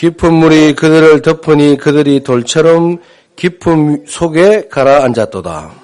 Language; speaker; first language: Korean; native; Korean